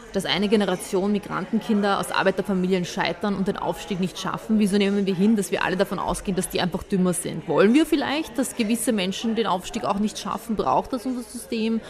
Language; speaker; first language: German; early bilingual, other home language; Bosnian